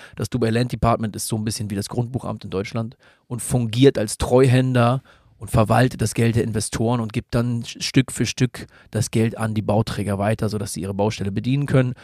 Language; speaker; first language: German; native; German